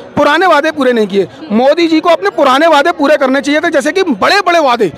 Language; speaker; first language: Hindi; native; Hindi